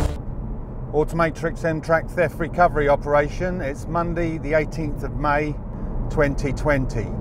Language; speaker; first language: English; native; English